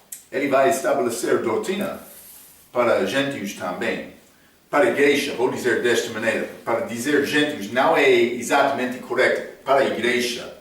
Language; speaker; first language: Portuguese; non-native, fluent; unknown